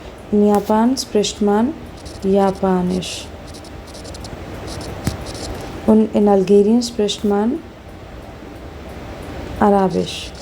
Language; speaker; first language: German; non-native, learner; Hindi